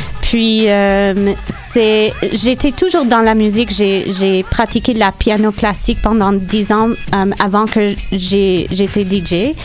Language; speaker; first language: French; non-native, local second language; English